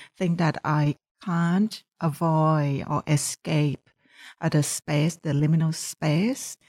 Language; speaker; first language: English; non-native, fluent; Thai